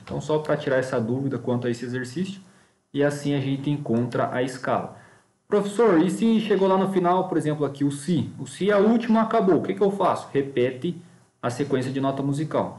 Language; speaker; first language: Portuguese; native; Portuguese